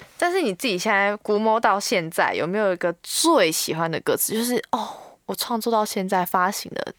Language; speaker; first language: Chinese; native; Chinese